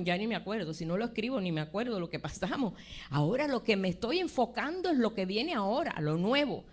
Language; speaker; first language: Spanish; native; Spanish